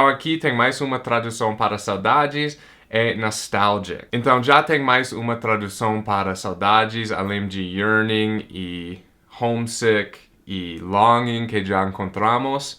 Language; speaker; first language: Portuguese; non-native, fluent; English